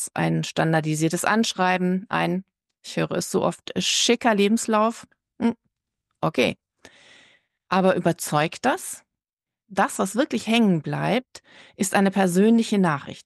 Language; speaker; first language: German; native; German